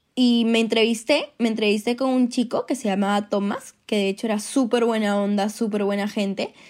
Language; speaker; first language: Spanish; native; Spanish